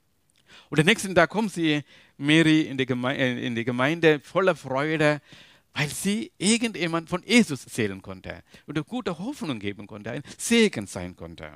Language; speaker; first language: German; non-native, learner; Tamil